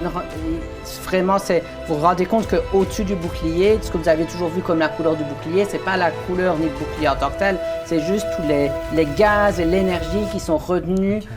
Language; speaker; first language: French; native; French